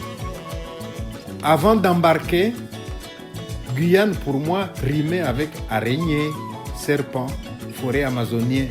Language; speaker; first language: French; non-native, local second language; Luba-Lulua